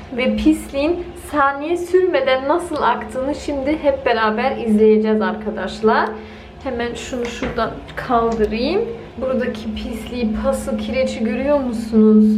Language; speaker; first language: Turkish; early bilingual, heritage; Turkish